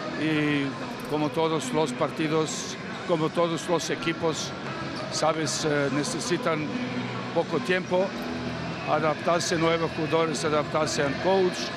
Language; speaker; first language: Spanish; non-native, learner; Serbian